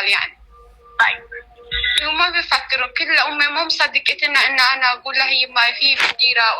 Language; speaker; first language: Arabic; native; Arabic